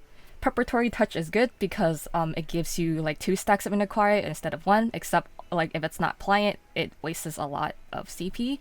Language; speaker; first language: English; native; English